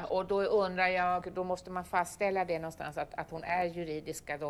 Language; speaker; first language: Swedish; native; Swedish